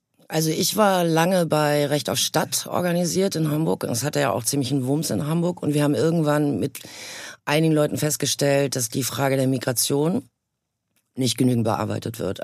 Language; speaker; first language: German; native; German